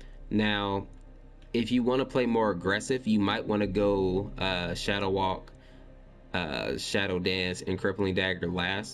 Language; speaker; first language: English; native; English